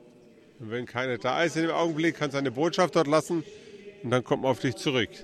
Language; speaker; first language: German; early bilingual, heritage; German